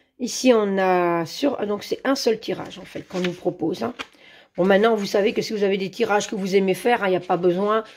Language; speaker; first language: French; native; French